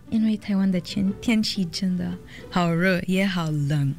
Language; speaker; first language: Chinese; non-native, learner; Portuguese